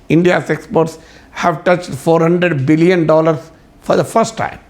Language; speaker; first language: English; non-native, local second language; Telugu